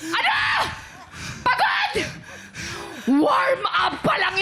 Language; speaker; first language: Filipino; native; Filipino